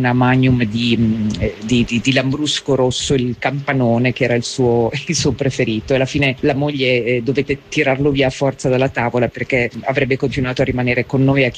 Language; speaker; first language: Italian; native; Italian